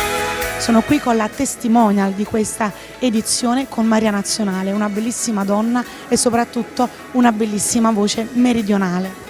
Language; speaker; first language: Italian; native; Italian